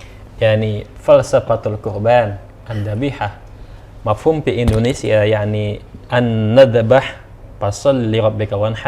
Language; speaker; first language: Arabic; non-native, learner; Indonesian